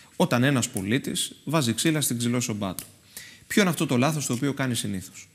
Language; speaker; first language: Greek; native; Greek